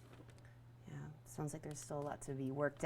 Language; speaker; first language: English; native; English